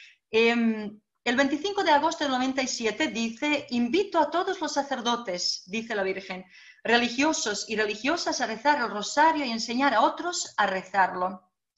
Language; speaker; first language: Spanish; non-native, fluent; Croatian